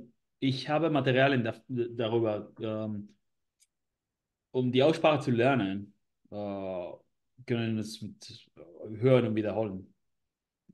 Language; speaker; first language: German; non-native, learner; Spanish